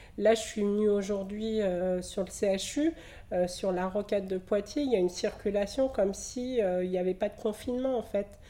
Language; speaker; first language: French; native; French